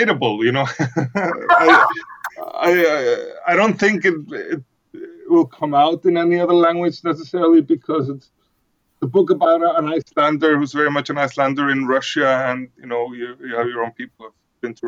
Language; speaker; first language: English; non-native, fluent; Icelandic